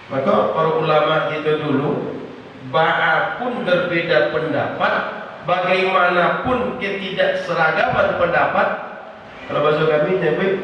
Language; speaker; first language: Indonesian; non-native, local second language; Malay